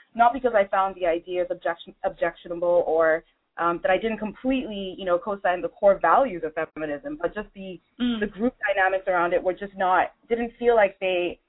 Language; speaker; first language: English; non-native, local second language; Yoruba